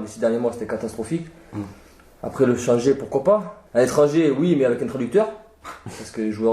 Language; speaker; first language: French; native; French